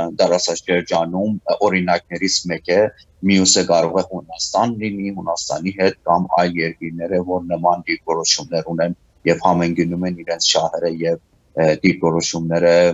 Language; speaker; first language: Armenian; early bilingual, heritage; Armenian